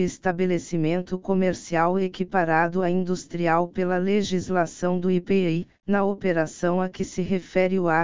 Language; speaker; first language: Portuguese; native; Portuguese